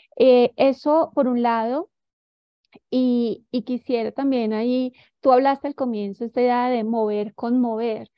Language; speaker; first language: Spanish; native; Spanish